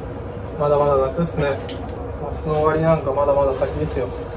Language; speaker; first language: Japanese; native; Japanese